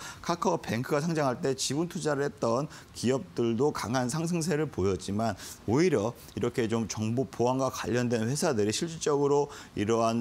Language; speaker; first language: Korean; native; Korean